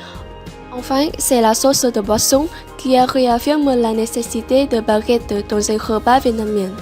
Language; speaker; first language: French; non-native, learner; Vietnamese